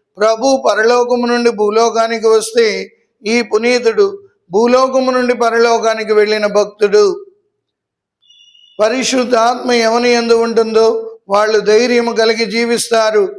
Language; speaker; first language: Telugu; native; Telugu